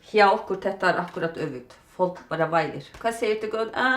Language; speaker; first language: Icelandic; non-native, fluent; Turkish